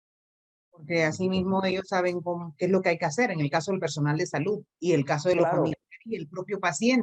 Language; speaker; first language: Spanish; native; Spanish